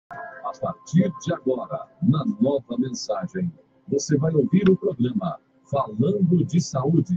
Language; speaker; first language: Portuguese; native; Portuguese